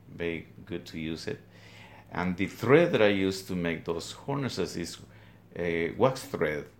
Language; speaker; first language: English; non-native, fluent; Spanish